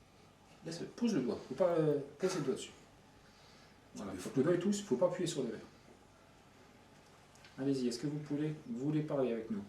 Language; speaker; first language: French; native; French